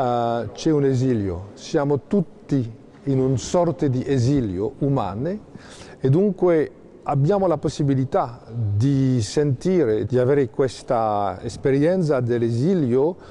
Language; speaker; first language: Italian; non-native, fluent; French